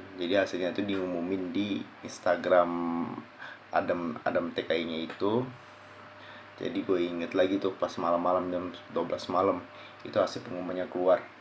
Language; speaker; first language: Indonesian; early bilingual, heritage; Indonesian